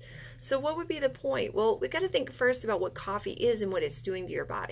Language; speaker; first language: English; native; English